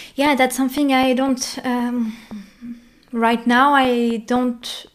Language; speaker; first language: English; non-native, fluent; French